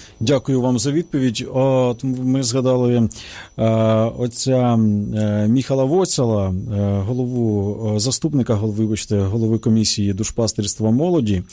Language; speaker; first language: Ukrainian; native; Ukrainian